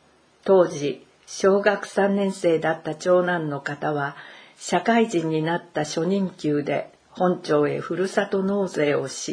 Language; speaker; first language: Japanese; native; Japanese